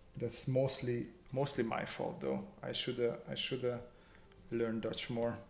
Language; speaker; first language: English; non-native, fluent; Romanian